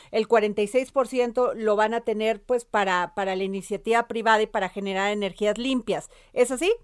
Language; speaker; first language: Spanish; native; Spanish